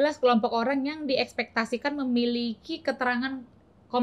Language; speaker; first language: Indonesian; native; Indonesian